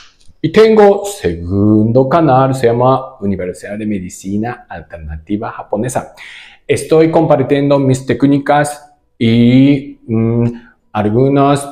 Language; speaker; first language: Spanish; non-native, learner; Japanese